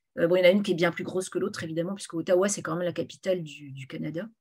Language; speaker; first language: French; native; French